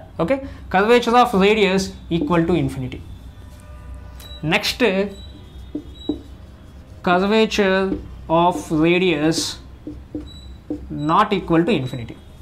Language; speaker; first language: English; non-native, local second language; Telugu